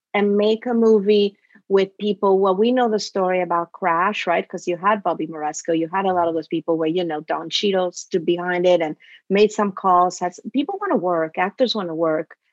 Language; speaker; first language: English; early bilingual, other home language; Italian